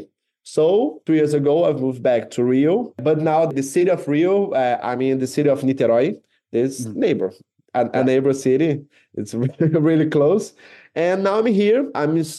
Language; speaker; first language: English; non-native, fluent; Portuguese